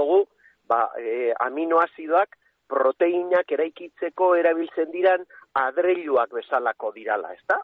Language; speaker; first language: Basque; native; Basque